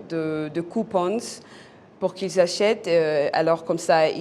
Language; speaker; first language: French; non-native, local second language; Kinyarwanda